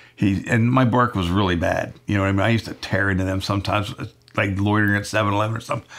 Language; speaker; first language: English; native; English